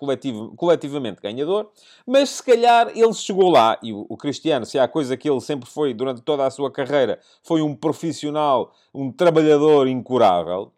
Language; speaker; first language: Portuguese; native; Portuguese